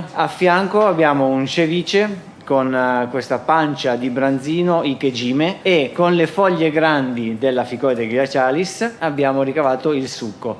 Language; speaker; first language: Italian; native; Italian